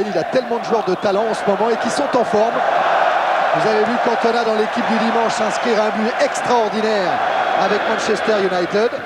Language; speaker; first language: French; native; French